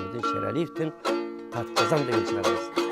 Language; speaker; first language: Kyrgyz; native; Kyrgyz